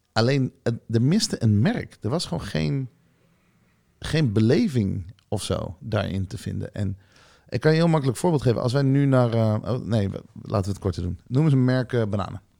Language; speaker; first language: Dutch; early bilingual, other home language; Hebrew